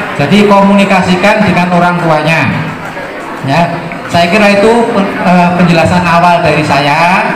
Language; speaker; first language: Indonesian; non-native, local second language; Javanese